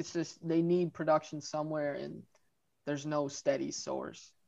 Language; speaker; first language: English; native; English